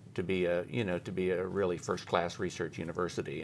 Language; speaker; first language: English; native; English